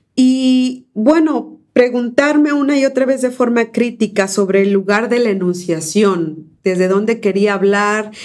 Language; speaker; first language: Spanish; native; Spanish